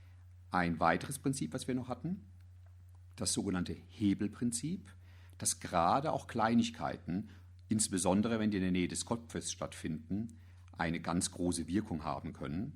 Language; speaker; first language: German; native; German